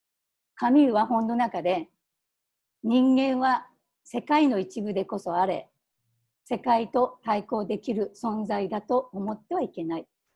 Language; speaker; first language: Japanese; native; Japanese